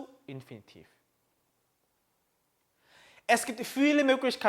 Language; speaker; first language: German; non-native, fluent; Korean